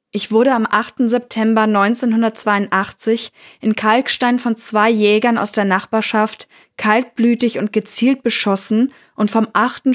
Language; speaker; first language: German; native; German